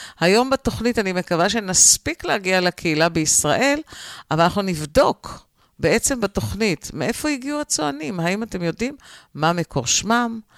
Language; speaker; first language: Hebrew; native; Hebrew